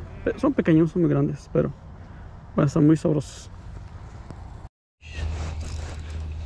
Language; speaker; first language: Spanish; early bilingual, heritage; Spanish